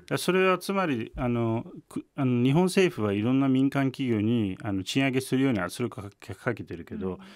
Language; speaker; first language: Japanese; non-native, fluent; Turkish